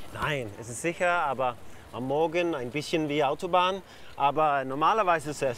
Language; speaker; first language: German; non-native, learner; Danish